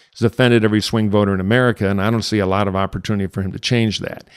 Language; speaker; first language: English; native; English